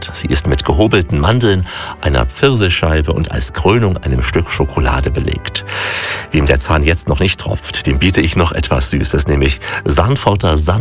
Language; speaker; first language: German; native; German